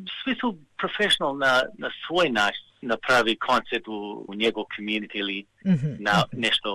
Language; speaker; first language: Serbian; early bilingual, heritage; Serbian